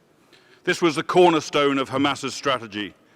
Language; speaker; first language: English; native; English